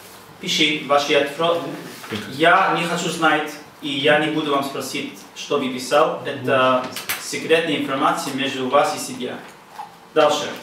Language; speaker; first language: Russian; non-native, learner; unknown